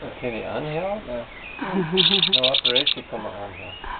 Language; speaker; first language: Spanish; non-native, learner; English